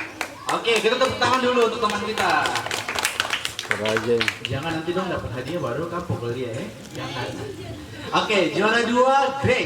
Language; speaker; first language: Malay; native; Malay